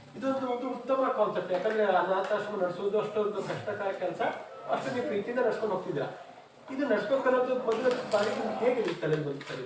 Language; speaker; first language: Kannada; native; Kannada